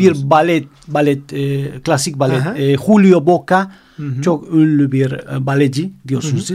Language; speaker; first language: Turkish; non-native, fluent; Spanish